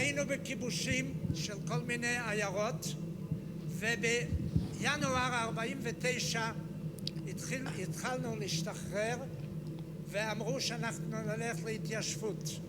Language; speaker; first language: Hebrew; non-native, fluent; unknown